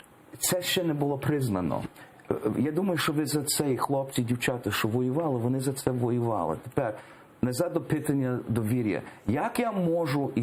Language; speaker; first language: Ukrainian; early bilingual, heritage; English